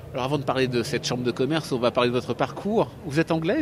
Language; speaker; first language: French; native; French